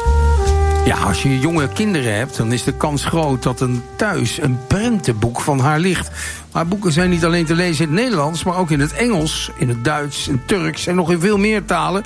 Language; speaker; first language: Dutch; native; Dutch